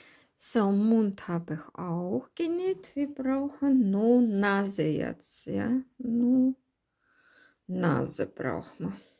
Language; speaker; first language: German; non-native, learner; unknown